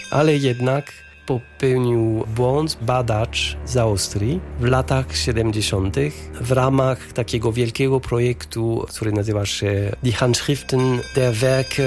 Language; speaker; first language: Polish; non-native, fluent; French